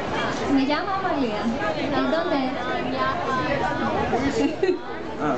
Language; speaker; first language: Spanish; non-native, learner; Greek